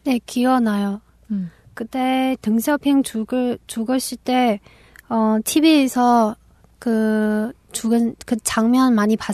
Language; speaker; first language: Korean; non-native, learner; Chinese